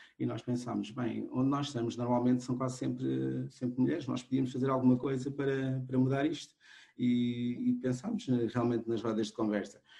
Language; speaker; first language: Portuguese; non-native, local second language; Kabuverdianu